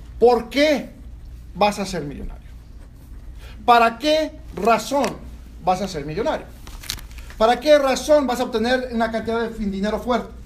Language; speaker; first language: Spanish; early bilingual, heritage; Spanish